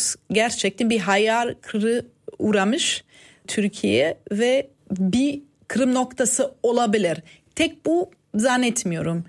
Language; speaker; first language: Turkish; non-native, fluent; German